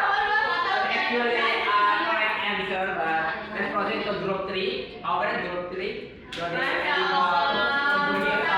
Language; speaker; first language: English; non-native, learner; Indonesian